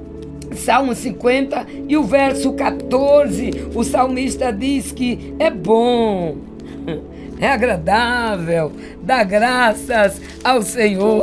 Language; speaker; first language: Portuguese; native; Portuguese